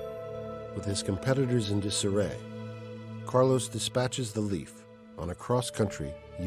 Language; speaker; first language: English; native; English